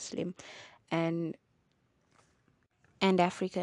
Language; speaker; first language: English; non-native, local second language; Nyanja